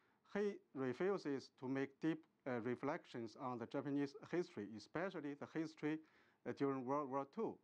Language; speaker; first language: English; non-native, fluent; Chinese